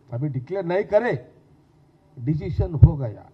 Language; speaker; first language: Hindi; non-native, local second language; Telugu